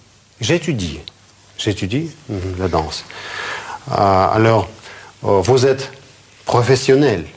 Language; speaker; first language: French; non-native, fluent; Russian